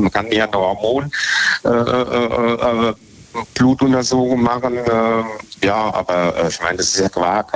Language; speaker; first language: German; native; German